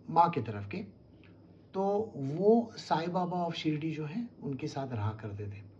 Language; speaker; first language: Hindi; non-native, local second language; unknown